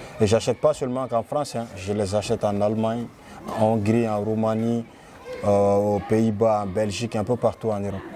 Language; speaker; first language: French; non-native, local second language; Fula